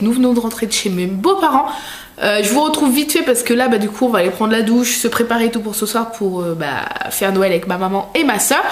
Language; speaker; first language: French; native; French